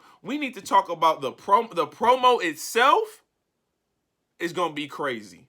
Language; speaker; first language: English; native; English